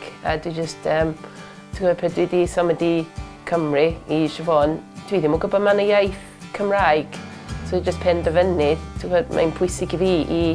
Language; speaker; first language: Welsh; non-native, learner; English